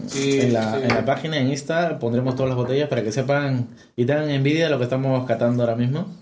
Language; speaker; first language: Spanish; native; Spanish